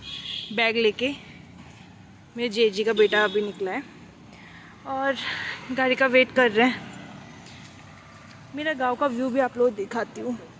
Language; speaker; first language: Hindi; native; Hindi